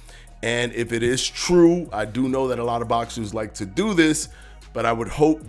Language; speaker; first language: English; native; English